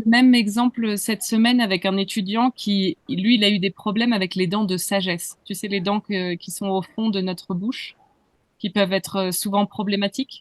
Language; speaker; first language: French; native; French